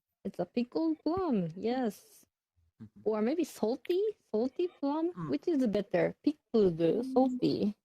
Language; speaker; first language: English; non-native, learner; Japanese